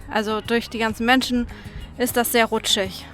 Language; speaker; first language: German; native; German